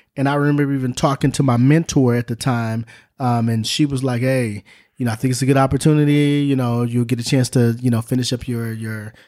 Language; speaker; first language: English; native; English